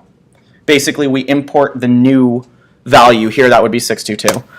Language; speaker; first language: English; native; English